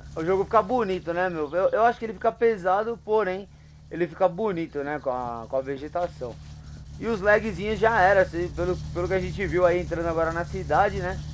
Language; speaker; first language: Portuguese; native; Portuguese